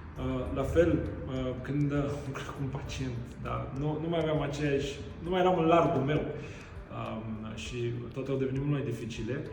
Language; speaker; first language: Romanian; native; Romanian